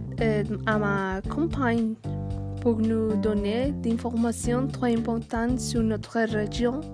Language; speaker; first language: French; non-native, learner; Spanish